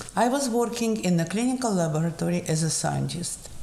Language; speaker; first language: English; non-native, fluent; Russian